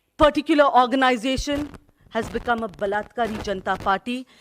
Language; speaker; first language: English; non-native, local second language; Hindi